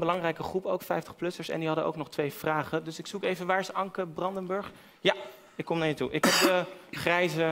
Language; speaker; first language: Dutch; native; Dutch